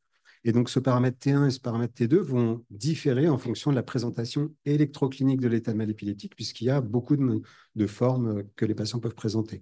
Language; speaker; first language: French; native; French